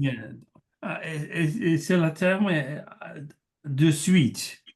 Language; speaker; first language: French; non-native, learner; English